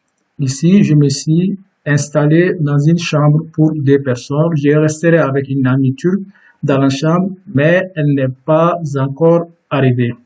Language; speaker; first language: French; non-native, fluent; Turkish